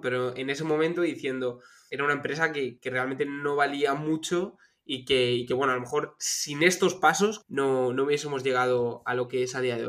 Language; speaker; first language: Spanish; native; Spanish